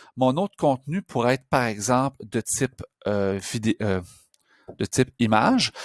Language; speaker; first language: French; native; French